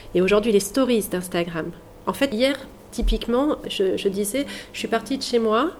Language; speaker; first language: French; native; French